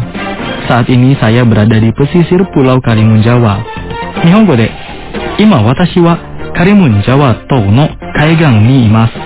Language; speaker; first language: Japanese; non-native, fluent; Indonesian